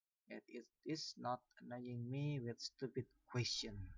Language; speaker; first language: English; non-native, learner; Sundanese